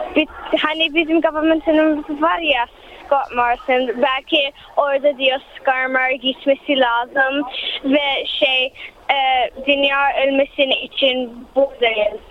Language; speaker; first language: Turkish; early bilingual, heritage; Turkish